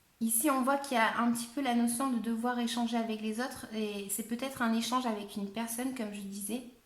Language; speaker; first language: French; non-native, fluent; Spanish